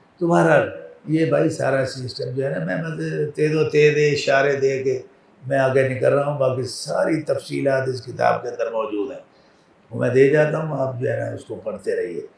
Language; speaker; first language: Urdu; non-native, local second language; Punjabi